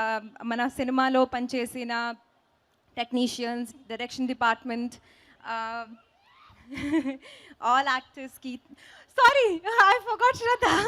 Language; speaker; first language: Telugu; non-native, fluent; Hindi